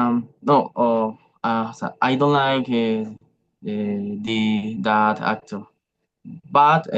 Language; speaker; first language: English; non-native, learner; Spanish